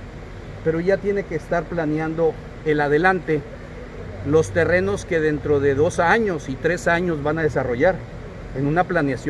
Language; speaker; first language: Spanish; native; Spanish